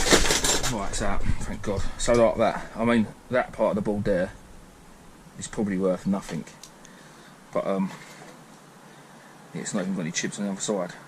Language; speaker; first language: English; native; English